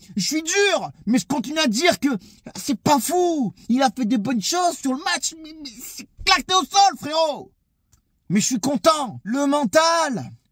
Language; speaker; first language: French; native; French